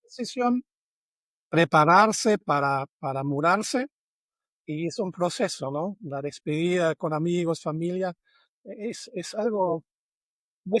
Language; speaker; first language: Spanish; non-native, fluent; German